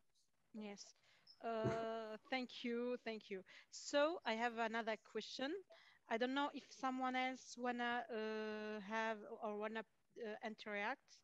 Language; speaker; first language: English; non-native, fluent; Arabic